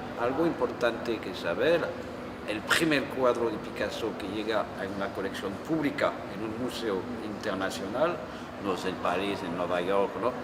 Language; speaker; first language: Spanish; non-native, fluent; French